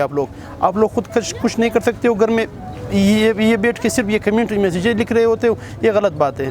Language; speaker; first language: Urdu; non-native, local second language; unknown